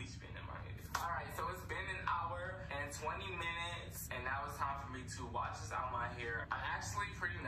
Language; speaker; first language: English; native; English